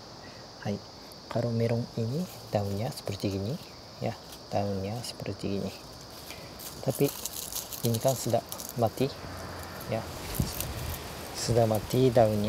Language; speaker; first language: Indonesian; non-native, fluent; Japanese